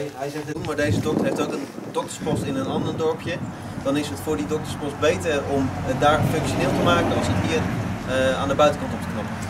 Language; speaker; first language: Dutch; native; Dutch